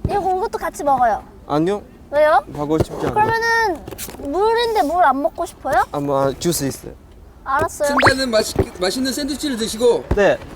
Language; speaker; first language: Korean; non-native, fluent; Chinese